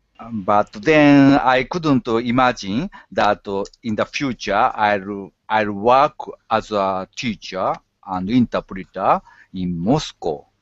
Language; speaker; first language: English; non-native, learner; Japanese